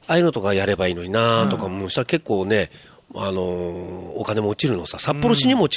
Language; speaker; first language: Japanese; native; Japanese